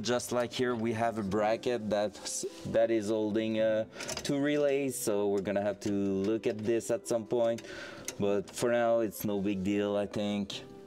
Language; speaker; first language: English; non-native, fluent; French